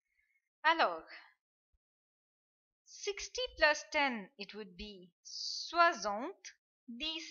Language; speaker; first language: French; non-native, fluent; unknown